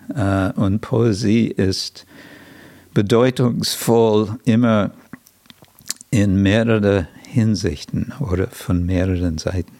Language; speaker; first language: German; non-native, fluent; English